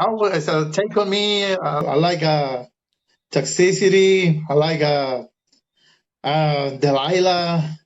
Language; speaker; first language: English; early bilingual, other home language; Spanish